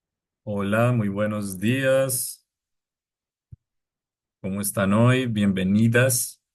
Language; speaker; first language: Spanish; non-native, fluent; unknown